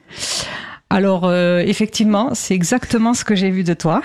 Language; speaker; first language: French; native; French